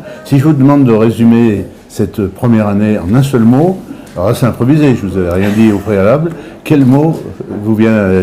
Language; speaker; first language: French; native; French